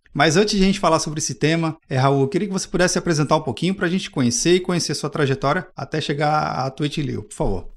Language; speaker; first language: Portuguese; native; Portuguese